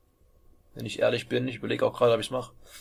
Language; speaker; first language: German; native; German